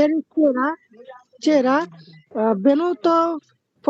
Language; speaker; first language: Italian; non-native, learner; Bangla